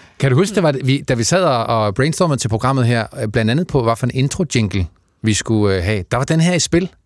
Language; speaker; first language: Danish; native; Danish